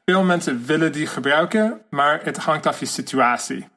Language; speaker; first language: Dutch; non-native, learner; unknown